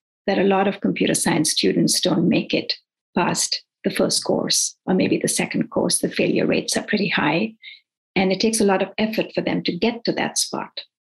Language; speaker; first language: English; non-native, local second language; Hindi